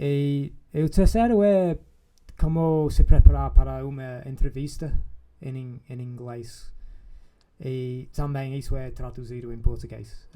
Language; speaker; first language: Portuguese; non-native, fluent; English